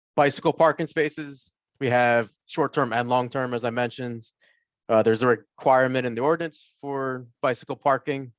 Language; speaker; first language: English; native; English